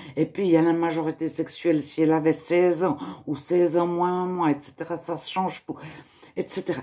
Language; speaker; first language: French; native; French